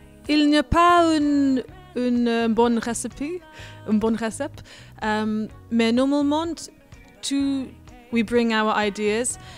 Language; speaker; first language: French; non-native, learner; English